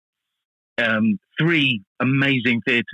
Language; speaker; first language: English; native; English